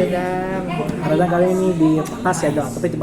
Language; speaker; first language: Indonesian; non-native, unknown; Arabic